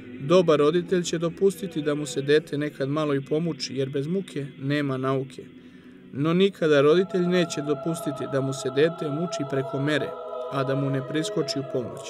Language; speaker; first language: Serbian; native; Serbian